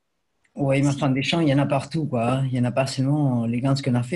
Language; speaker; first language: French; native; French